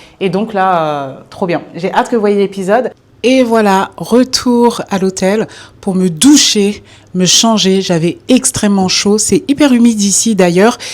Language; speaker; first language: French; native; French